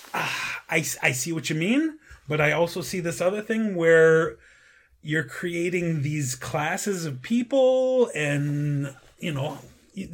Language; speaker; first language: English; native; English